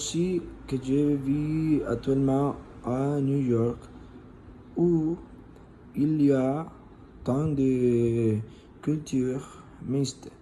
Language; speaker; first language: French; non-native, learner; Spanish